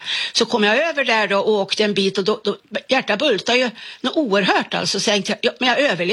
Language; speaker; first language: Swedish; native; Swedish